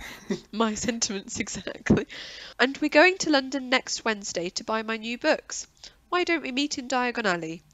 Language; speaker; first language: English; native; English